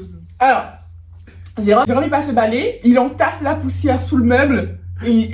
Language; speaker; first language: French; native; French